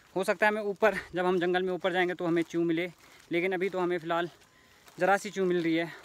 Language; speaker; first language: Hindi; native; Hindi